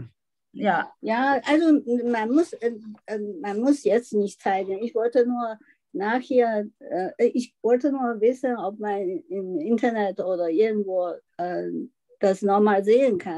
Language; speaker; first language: German; non-native, fluent; Chinese